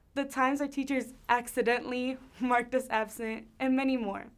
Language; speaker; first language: English; early bilingual, other home language; Spanish